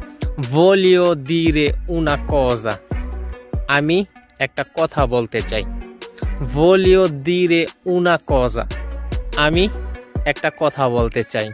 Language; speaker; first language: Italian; non-native, fluent; Bangla